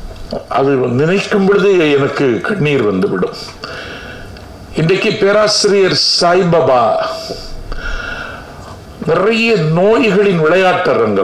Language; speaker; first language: Tamil; native; Tamil